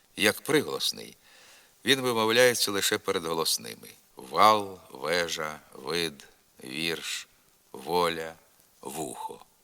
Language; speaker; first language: Ukrainian; native; Ukrainian